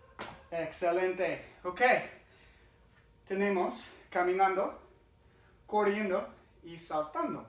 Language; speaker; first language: Spanish; non-native, fluent; English